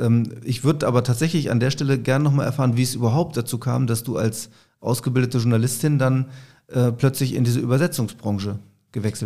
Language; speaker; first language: German; native; German